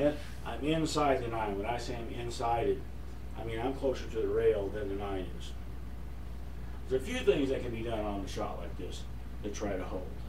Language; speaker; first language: English; native; English